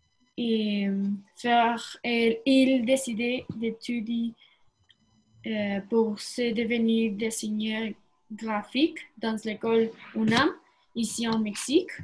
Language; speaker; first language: French; non-native, learner; Spanish